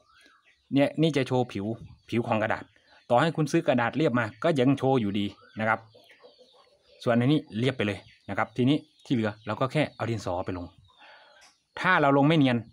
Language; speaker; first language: Thai; native; Thai